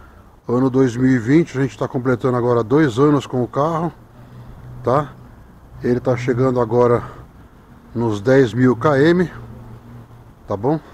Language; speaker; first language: Portuguese; native; Portuguese